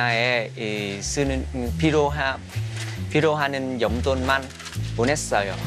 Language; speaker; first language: Korean; non-native, learner; Vietnamese